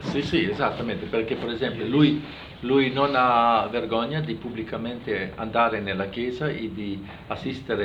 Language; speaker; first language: Italian; non-native, fluent; German